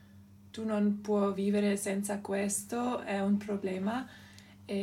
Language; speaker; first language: Italian; non-native, local second language; German